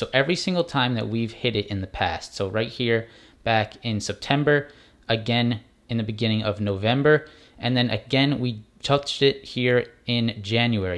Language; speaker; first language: English; native; English